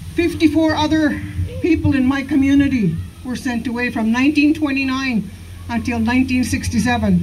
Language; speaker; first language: English; native; English